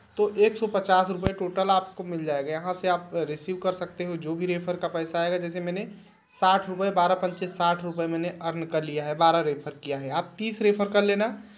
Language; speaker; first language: Hindi; native; Hindi